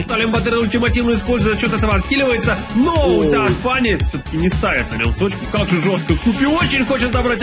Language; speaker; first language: Russian; native; Russian